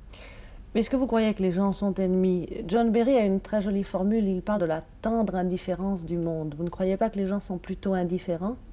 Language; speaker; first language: French; native; French